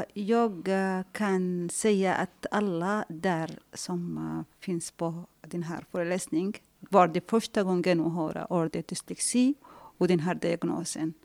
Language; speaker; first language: Swedish; non-native, fluent; Arabic